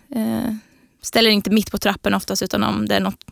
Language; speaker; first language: Swedish; native; Swedish